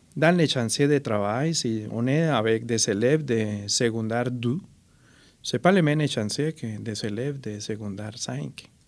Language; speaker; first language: French; non-native, fluent; Spanish